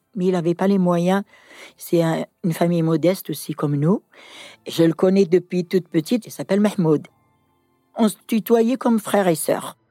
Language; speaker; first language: French; non-native, local second language; Kabyle